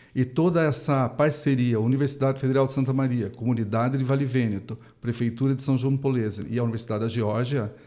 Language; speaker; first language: Portuguese; native; Portuguese